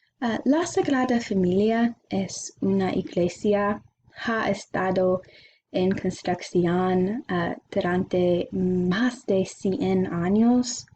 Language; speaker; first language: Spanish; non-native, learner; English